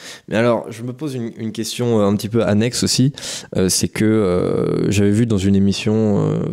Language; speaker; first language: French; native; French